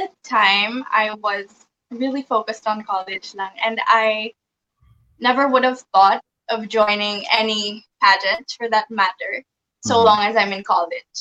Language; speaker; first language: English; non-native, local second language; Filipino